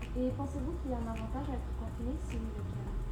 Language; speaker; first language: French; native; French